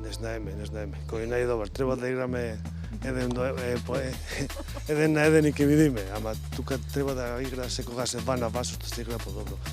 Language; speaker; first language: Macedonian; non-native, learner; Spanish